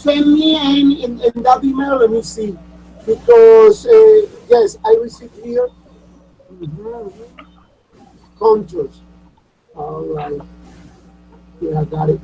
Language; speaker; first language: English; non-native, learner; Spanish